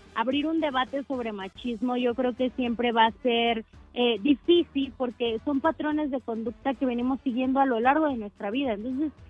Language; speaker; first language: Spanish; native; Spanish